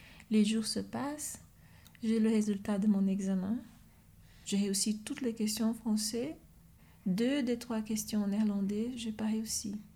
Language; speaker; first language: French; non-native, fluent; Portuguese